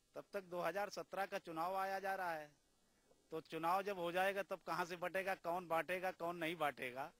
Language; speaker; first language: Hindi; native; Hindi